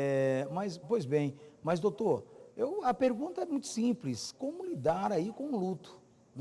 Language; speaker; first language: Portuguese; native; Portuguese